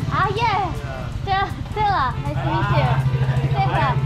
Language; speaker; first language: English; non-native, learner; Korean